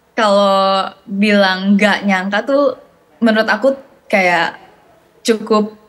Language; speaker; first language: Indonesian; native; Indonesian